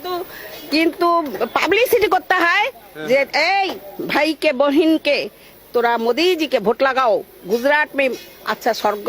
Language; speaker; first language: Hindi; non-native, local second language; Bangla